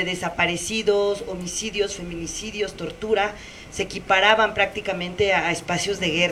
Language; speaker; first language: Spanish; native; Spanish